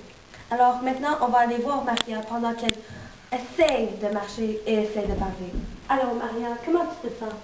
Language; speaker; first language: French; non-native, local second language; English